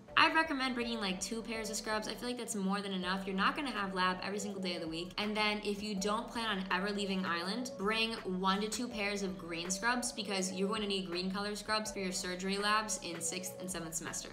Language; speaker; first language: English; native; English